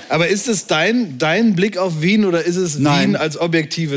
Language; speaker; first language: German; native; German